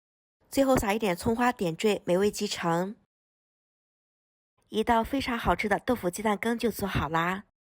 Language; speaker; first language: Chinese; native; Chinese